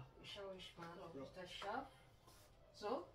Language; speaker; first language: German; non-native, learner; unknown